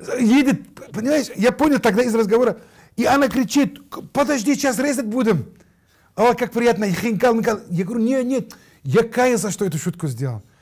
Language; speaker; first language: Russian; non-native, fluent; Arabic